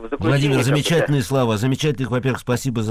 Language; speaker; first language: Russian; native; Russian